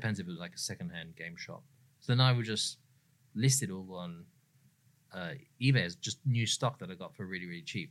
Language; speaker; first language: English; native; English